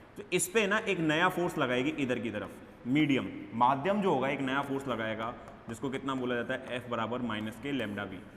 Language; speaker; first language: Hindi; native; Hindi